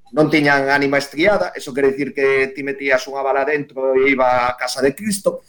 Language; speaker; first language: Galician; native; Galician